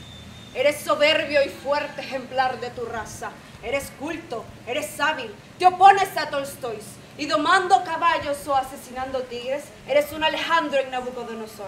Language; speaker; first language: Spanish; native; Spanish